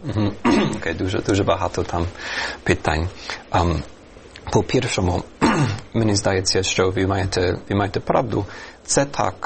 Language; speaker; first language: Ukrainian; non-native, fluent; English